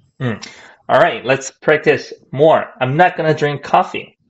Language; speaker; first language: English; non-native, fluent; Korean